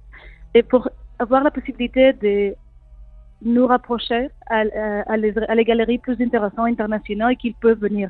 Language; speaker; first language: French; non-native, learner; Spanish